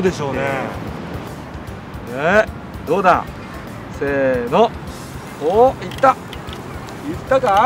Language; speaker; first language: Japanese; native; Japanese